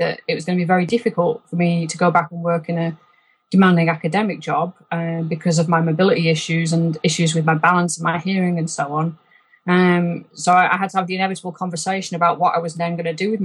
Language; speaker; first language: English; native; English